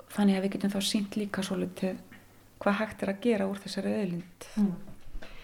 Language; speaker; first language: Icelandic; native; Icelandic